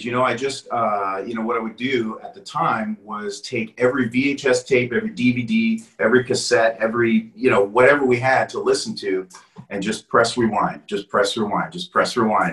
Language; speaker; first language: English; native; English